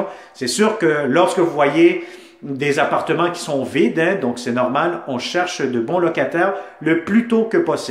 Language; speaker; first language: French; native; French